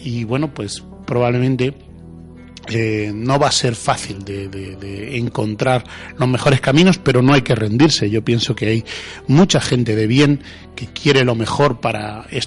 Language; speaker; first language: Spanish; native; Spanish